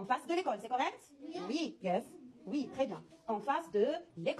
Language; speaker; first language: French; non-native, local second language; Arabic